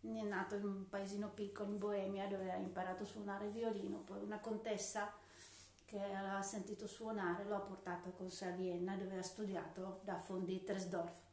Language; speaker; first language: Italian; non-native, fluent; Czech